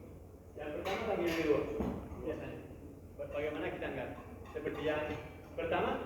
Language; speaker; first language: Indonesian; non-native, learner; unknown